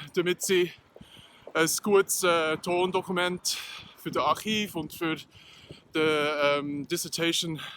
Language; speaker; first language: German; native; German